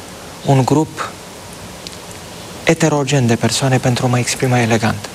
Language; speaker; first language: Romanian; native; Romanian